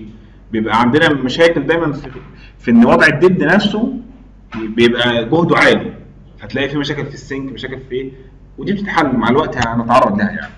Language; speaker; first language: Arabic; native; Arabic